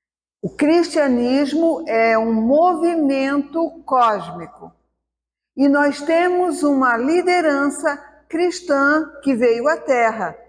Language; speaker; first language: Portuguese; native; Portuguese